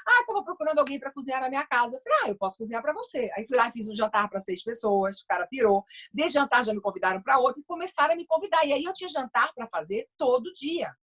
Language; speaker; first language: Portuguese; native; Portuguese